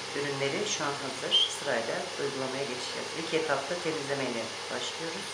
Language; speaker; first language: Turkish; native; Turkish